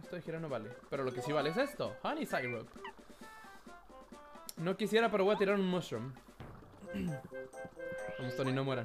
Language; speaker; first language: Spanish; native; Spanish